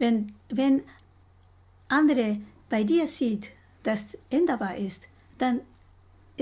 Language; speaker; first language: German; non-native, learner; Japanese